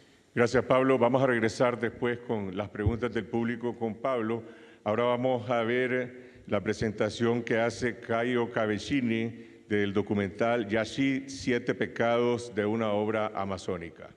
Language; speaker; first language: Spanish; native; Spanish